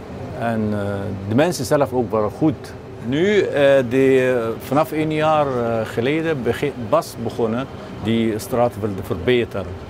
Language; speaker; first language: Dutch; non-native, learner; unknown